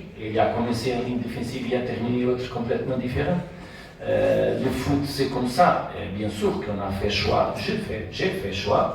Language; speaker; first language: French; non-native, fluent; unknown